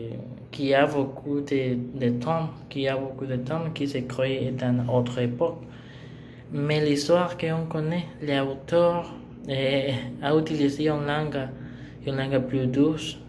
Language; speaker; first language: French; non-native, learner; Spanish